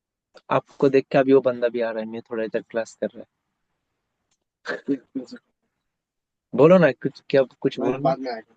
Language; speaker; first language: Hindi; non-native, local second language; Bangla